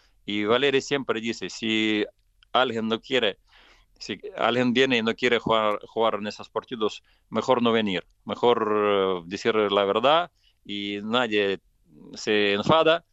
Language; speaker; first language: Spanish; non-native, fluent; Russian